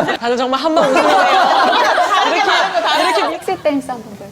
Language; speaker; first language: Korean; native; Korean